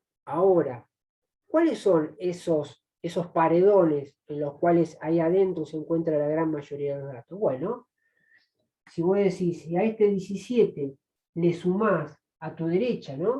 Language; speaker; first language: Spanish; native; Spanish